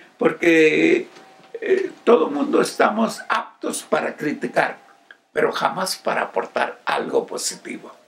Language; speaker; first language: Spanish; native; Spanish